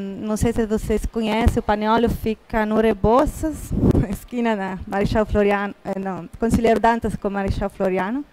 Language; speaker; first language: Portuguese; non-native, fluent; Italian